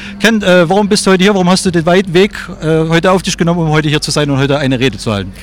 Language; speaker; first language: German; native; German